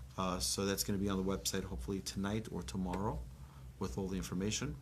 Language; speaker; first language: English; native; English